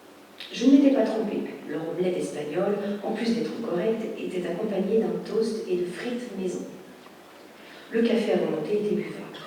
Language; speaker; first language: French; native; French